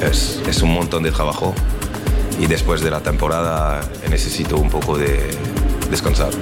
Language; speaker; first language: Spanish; non-native, learner; French